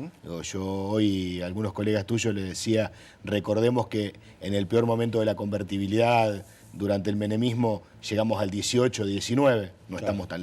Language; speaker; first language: Spanish; native; Spanish